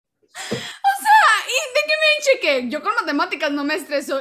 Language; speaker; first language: Spanish; early bilingual, heritage; Spanish